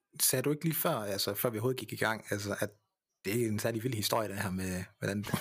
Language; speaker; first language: Danish; early bilingual, other home language; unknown